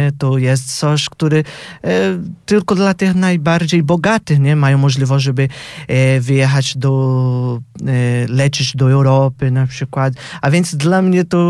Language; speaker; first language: Polish; non-native, fluent; Portuguese